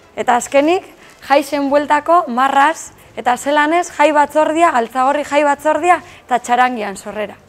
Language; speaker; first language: Basque; native; Basque